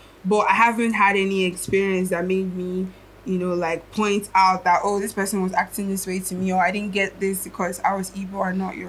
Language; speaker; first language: English; non-native, local second language; Igbo